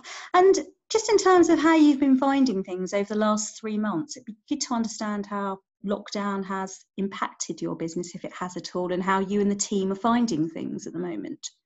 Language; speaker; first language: English; native; English